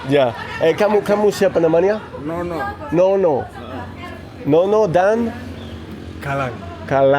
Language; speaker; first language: Indonesian; non-native, learner; Spanish